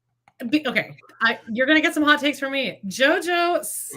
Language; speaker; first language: English; native; English